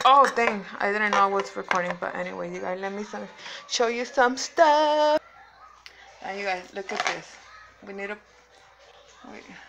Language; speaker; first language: English; early bilingual, other home language; Spanish